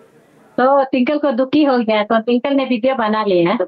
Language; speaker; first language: Hindi; non-native, local second language; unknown